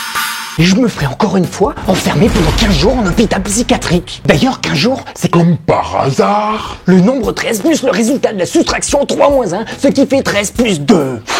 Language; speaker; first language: French; native; French